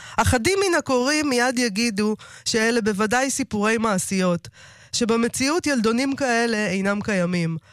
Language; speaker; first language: Hebrew; native; Hebrew